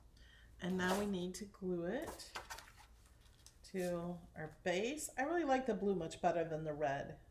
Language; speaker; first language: English; native; English